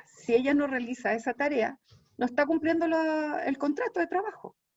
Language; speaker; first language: Spanish; native; Spanish